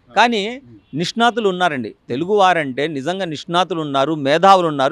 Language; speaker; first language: Telugu; non-native, local second language; Urdu